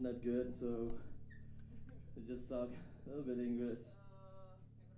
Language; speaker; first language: English; non-native, learner; Indonesian